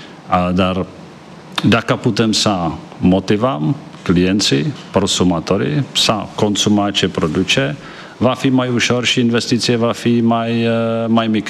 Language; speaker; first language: Romanian; non-native, fluent; Czech